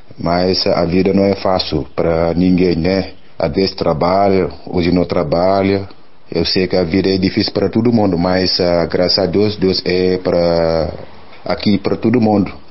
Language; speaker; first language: Portuguese; non-native, learner; Wolof